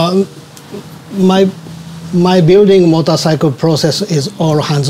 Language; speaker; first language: English; non-native, learner; Japanese